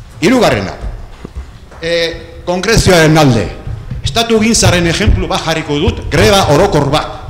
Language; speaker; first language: Basque; non-native, local second language; Spanish